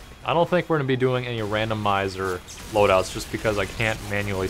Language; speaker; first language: English; native; English